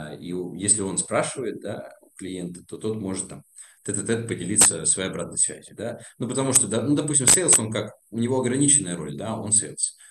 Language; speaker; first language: Russian; native; Russian